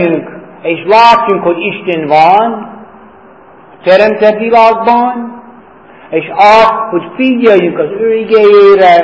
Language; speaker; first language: Hungarian; non-native, fluent; English